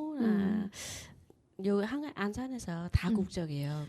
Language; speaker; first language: Korean; non-native, learner; Vietnamese